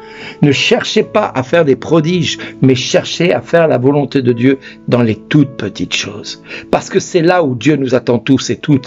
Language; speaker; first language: French; native; French